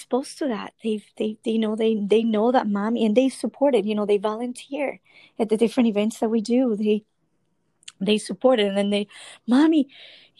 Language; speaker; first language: English; non-native, fluent; Spanish